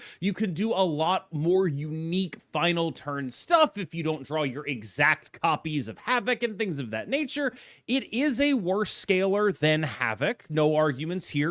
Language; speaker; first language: English; native; English